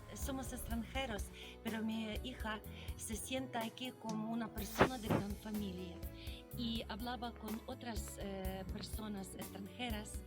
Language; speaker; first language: Spanish; non-native, learner; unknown